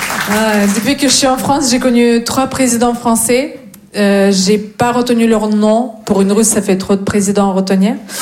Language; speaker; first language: French; non-native, fluent; Russian